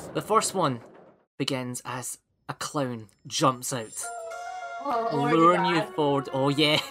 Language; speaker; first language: English; native; English